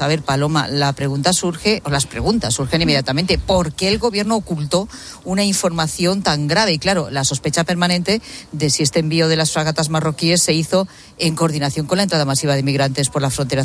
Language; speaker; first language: Spanish; native; Spanish